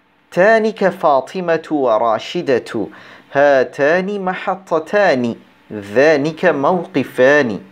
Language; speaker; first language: Arabic; non-native, fluent; Bangla